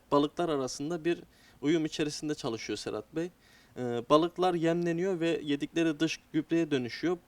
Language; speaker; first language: Turkish; native; Turkish